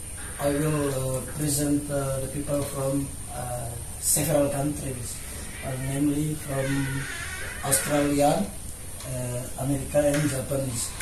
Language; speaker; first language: English; non-native, learner; Indonesian